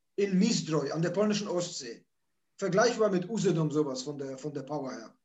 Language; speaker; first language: German; early bilingual, other home language; Polish